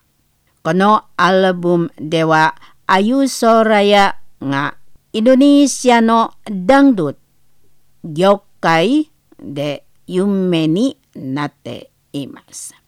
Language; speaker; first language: Japanese; non-native, learner; Indonesian